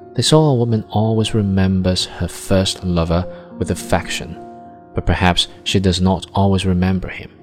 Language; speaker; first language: English; non-native, fluent; Chinese